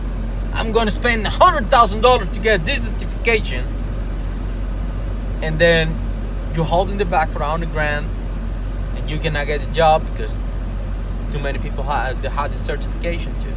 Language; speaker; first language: English; non-native, fluent; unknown